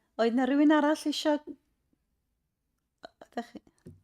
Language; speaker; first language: Welsh; native; Welsh